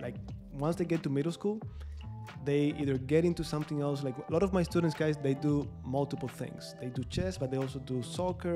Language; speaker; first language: English; non-native, fluent; Spanish